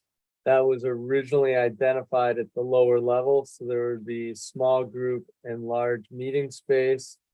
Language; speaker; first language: English; native; English